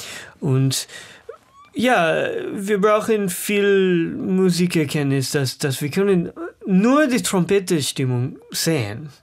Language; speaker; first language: German; non-native, learner; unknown